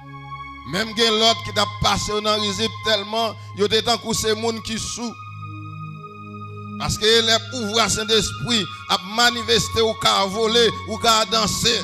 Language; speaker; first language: French; non-native, learner; Haitian Creole